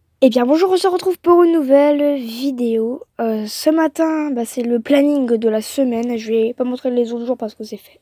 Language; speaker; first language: French; native; French